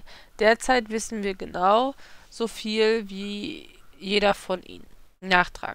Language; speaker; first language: German; native; German